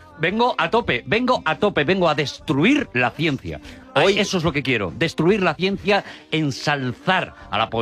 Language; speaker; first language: Spanish; native; Spanish